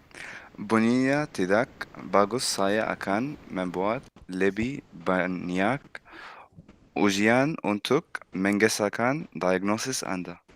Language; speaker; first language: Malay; non-native, learner; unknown